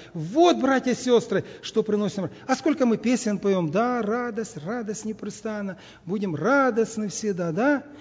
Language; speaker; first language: Russian; native; Russian